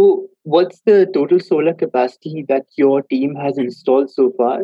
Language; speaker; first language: English; non-native, local second language; Hindi